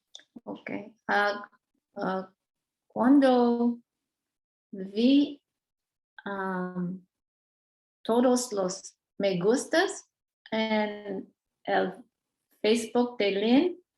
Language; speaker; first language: Spanish; non-native, learner; English